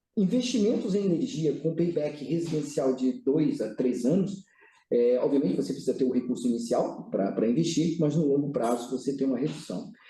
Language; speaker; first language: Portuguese; early bilingual, other home language; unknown